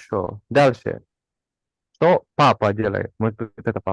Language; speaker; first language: Russian; non-native, fluent; Indonesian